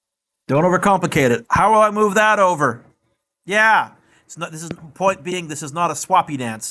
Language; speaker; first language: English; native; English